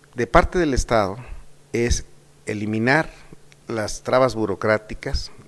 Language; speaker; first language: Spanish; native; Spanish